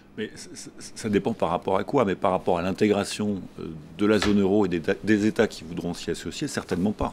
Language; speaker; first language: French; native; French